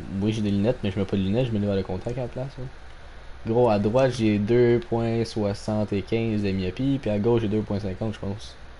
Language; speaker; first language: French; native; French